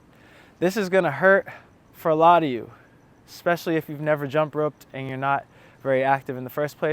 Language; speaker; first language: English; native; English